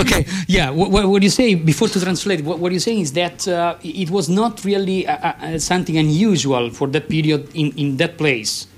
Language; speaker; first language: English; non-native, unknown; Italian